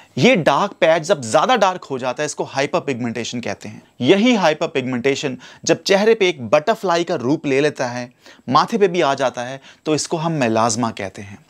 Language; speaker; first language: Hindi; native; Hindi